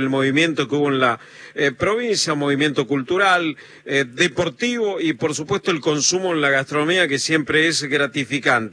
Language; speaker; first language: Spanish; native; Spanish